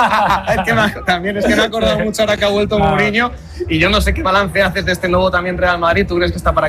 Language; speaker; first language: Spanish; native; Spanish